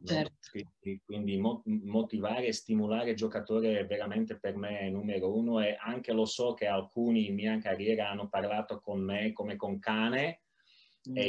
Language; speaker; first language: Italian; non-native, learner; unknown